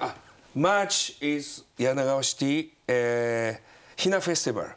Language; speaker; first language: English; non-native, learner; Japanese